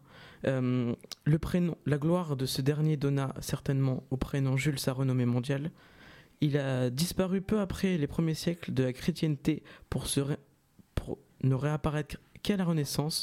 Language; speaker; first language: French; native; French